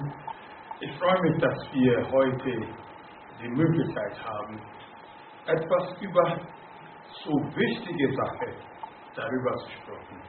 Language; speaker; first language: German; non-native, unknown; Akan